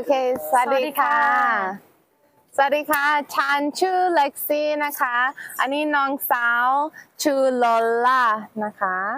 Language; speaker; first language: Thai; non-native, learner; English